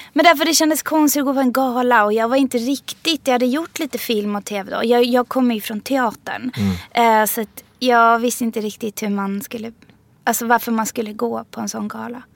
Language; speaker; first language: Swedish; early bilingual, other home language; Persian